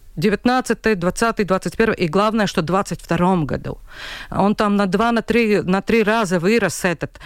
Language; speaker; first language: Russian; non-native, local second language; Latvian